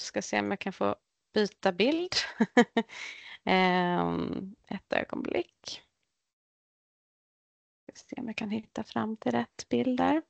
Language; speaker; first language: Swedish; native; Swedish